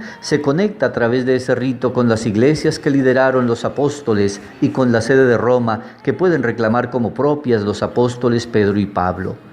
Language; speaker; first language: Spanish; native; Spanish